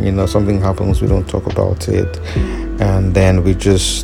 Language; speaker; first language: English; non-native, local second language; Yoruba